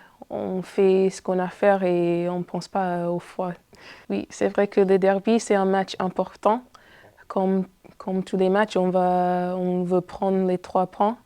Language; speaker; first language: French; non-native, fluent; English